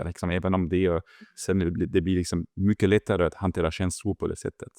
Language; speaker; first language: Swedish; non-native, fluent; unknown